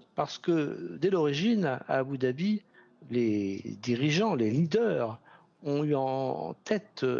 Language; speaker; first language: French; native; French